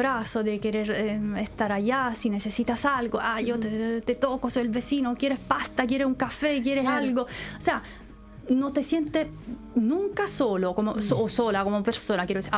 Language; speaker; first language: Spanish; non-native, fluent; Italian